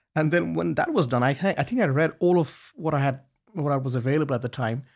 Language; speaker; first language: English; non-native, local second language; Bangla